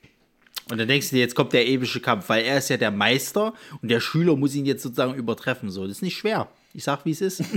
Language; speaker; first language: German; native; German